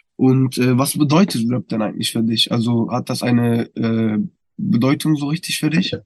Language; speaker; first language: German; early bilingual, other home language; Turkish